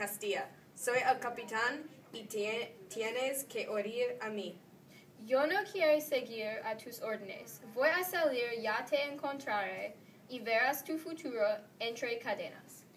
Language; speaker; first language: Spanish; non-native, learner; English